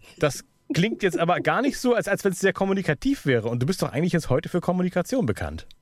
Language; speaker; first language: German; native; German